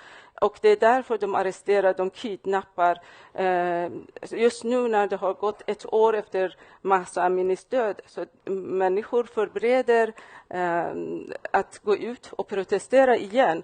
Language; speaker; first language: Swedish; non-native, fluent; Persian